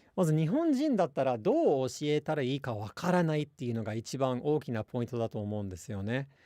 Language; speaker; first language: Japanese; non-native, fluent; English